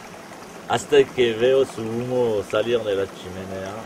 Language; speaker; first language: Spanish; non-native, fluent; French